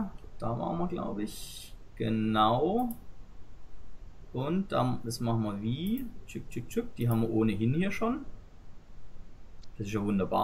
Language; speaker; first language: German; native; German